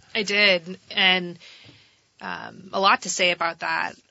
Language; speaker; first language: English; native; English